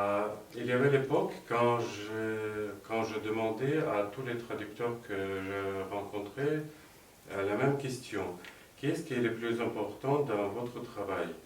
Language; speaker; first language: French; non-native, fluent; Russian